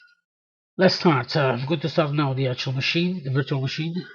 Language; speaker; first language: English; non-native, fluent; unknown